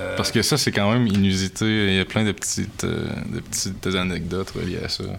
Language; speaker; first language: French; native; French